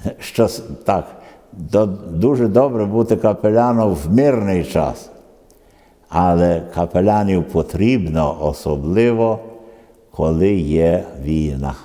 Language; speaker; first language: Ukrainian; early bilingual, other home language; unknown